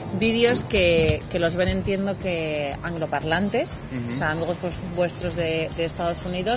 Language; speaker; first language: Spanish; native; Spanish